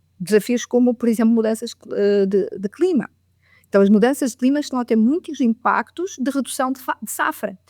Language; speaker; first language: Portuguese; native; Portuguese